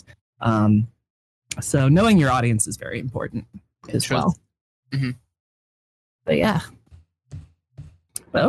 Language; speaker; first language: English; native; English